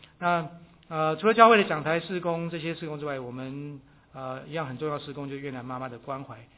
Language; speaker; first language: Chinese; native; Chinese